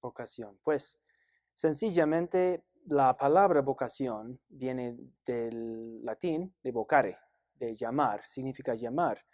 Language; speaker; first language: Spanish; non-native, fluent; English